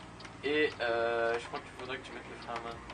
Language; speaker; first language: French; native; French